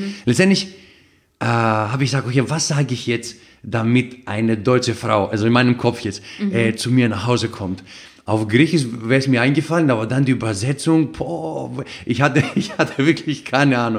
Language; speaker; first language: German; non-native, fluent; Greek